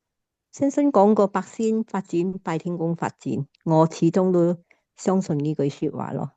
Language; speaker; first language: Cantonese; native; Cantonese